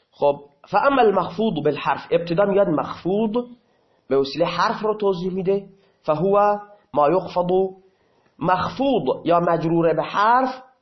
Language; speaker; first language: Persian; non-native, local second language; Baluchi